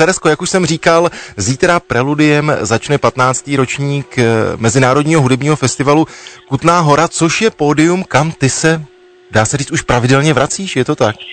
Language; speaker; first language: Czech; native; Czech